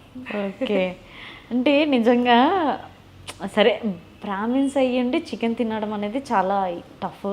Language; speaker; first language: Telugu; native; Telugu